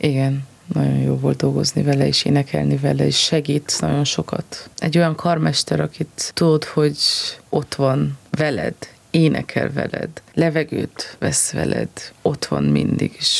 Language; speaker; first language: Hungarian; early bilingual, heritage; Hungarian